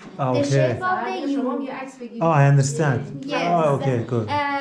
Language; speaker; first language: English; non-native, learner; Turkish